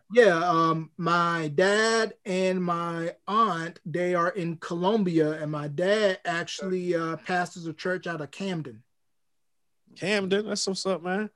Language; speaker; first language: English; native; English